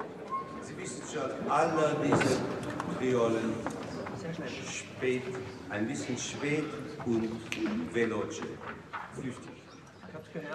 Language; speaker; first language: German; non-native, learner; English